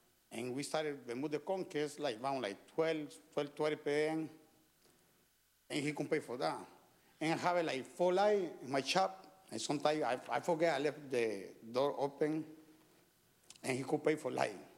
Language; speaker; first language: English; non-native, learner; Spanish